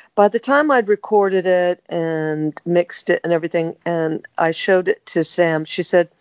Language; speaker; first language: English; native; English